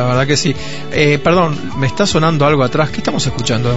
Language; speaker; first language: Spanish; native; Spanish